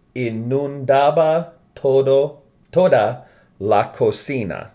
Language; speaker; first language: Spanish; non-native, learner; English